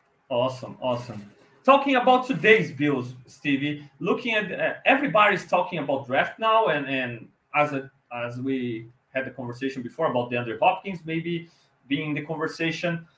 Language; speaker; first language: English; non-native, fluent; Portuguese